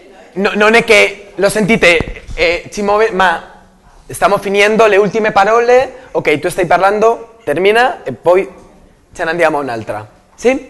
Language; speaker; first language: Italian; non-native, learner; Spanish